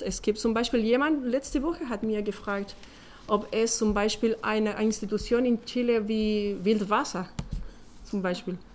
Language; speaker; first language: German; non-native, learner; Spanish